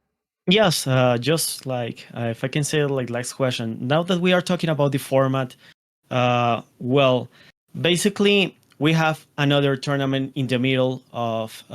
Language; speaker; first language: English; non-native, fluent; Spanish